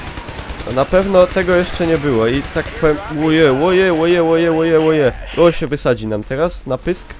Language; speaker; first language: Polish; native; Polish